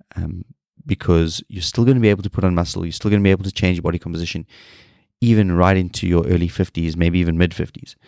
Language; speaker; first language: English; native; English